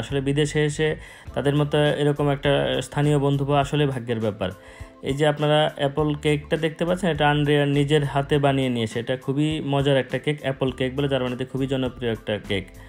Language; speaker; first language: Bangla; native; Bangla